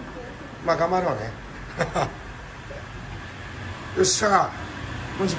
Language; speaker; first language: Japanese; native; Japanese